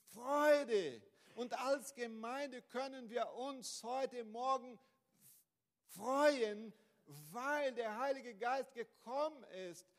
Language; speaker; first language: German; non-native, fluent; Portuguese